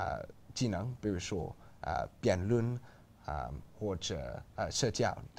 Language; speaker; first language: Chinese; non-native, learner; English